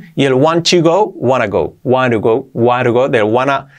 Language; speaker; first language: Spanish; native; Spanish